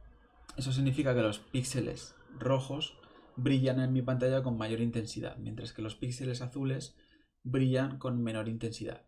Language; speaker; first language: Spanish; native; Spanish